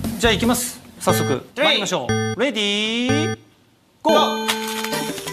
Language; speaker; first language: Japanese; native; Japanese